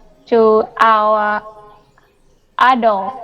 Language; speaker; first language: English; non-native, learner; Vietnamese